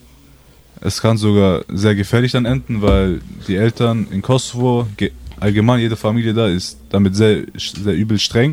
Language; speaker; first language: German; early bilingual, other home language; Albanian